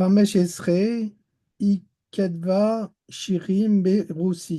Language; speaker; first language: Hebrew; non-native, learner; French